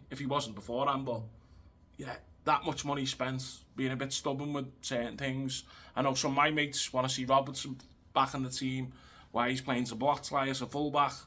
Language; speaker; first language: English; native; English